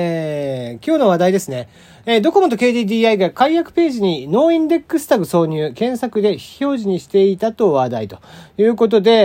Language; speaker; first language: Japanese; native; Japanese